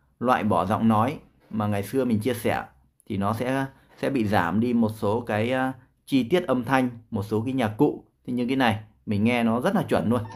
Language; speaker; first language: Vietnamese; native; Vietnamese